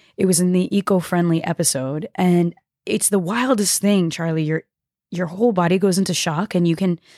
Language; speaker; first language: English; early bilingual, other home language; Portuguese